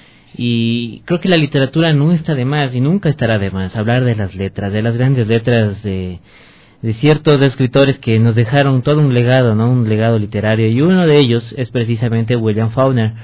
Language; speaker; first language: Spanish; native; Spanish